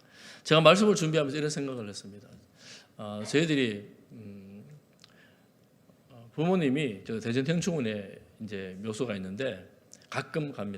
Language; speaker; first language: Korean; native; Korean